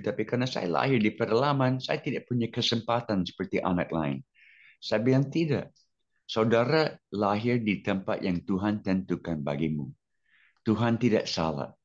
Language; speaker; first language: Indonesian; non-native, fluent; English